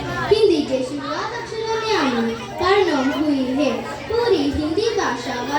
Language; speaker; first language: Hindi; non-native, local second language; Malayalam